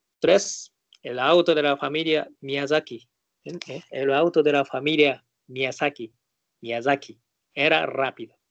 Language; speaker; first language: Spanish; non-native, learner; Japanese